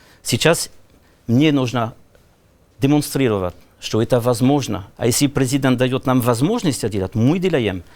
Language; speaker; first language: Russian; non-native, learner; French